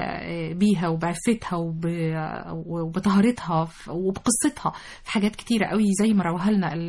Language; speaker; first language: Arabic; native; Arabic